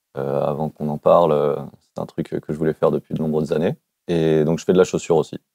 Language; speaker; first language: French; native; French